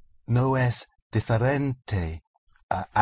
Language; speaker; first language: Spanish; non-native, learner; English